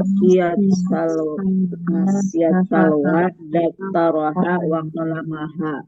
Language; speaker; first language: Arabic; non-native, learner; Indonesian